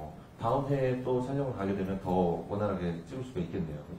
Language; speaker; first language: Korean; native; Korean